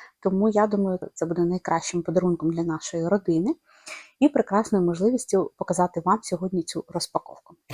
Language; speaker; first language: Ukrainian; non-native, local second language; Russian